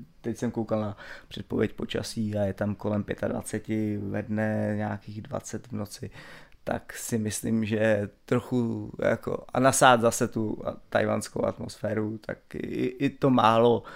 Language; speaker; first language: Czech; native; Czech